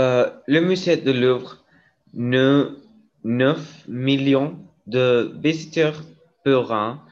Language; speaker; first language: French; non-native, learner; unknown